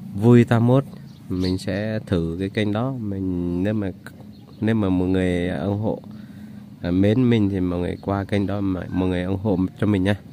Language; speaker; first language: Vietnamese; non-native, local second language; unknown